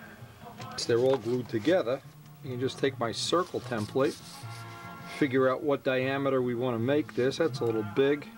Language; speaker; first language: English; native; English